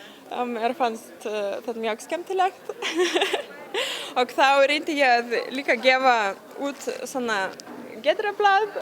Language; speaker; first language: Icelandic; non-native, learner; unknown